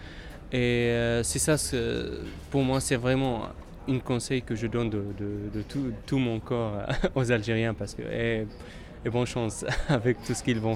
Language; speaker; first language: French; non-native, fluent; Arabic